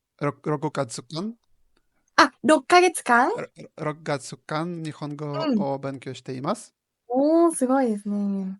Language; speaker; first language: Japanese; non-native, learner; Ukrainian